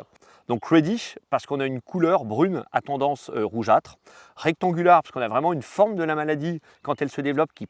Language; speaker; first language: French; native; French